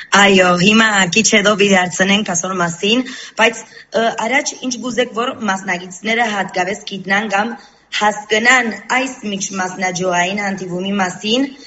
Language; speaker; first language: Armenian; early bilingual, heritage; Armenian